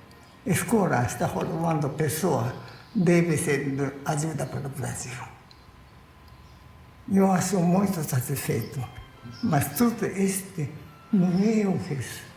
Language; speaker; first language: Portuguese; non-native, learner; Japanese